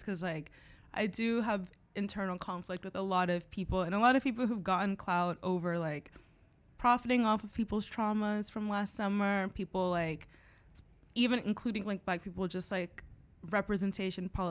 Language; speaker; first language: English; native; English